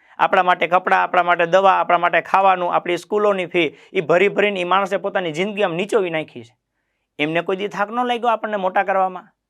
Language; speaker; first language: Gujarati; native; Gujarati